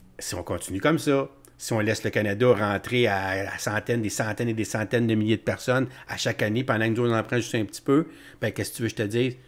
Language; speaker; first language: French; native; French